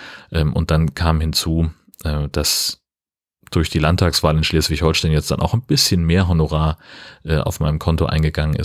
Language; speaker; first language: German; native; German